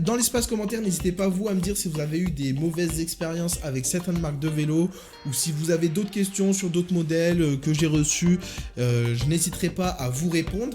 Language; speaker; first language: French; native; French